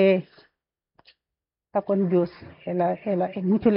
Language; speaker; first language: Portuguese; non-native, learner; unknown